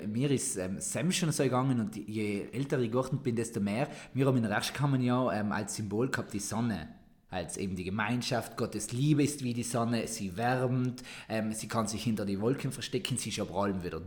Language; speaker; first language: German; native; German